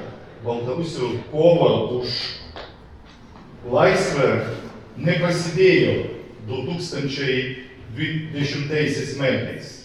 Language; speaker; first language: Lithuanian; non-native, learner; Belarusian